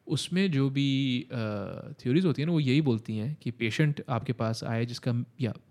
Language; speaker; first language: Urdu; native; Urdu